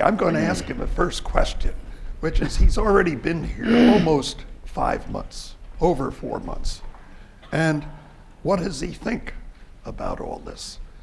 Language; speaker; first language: English; native; English